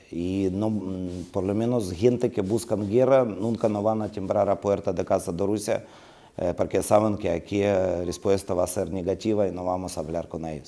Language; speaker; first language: Spanish; non-native, learner; Russian